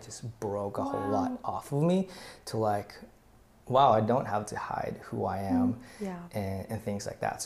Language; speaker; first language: English; early bilingual, other home language; Filipino